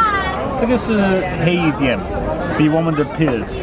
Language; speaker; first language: Chinese; non-native, fluent; German